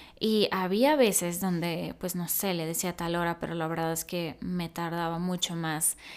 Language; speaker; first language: Spanish; early bilingual, other home language; Russian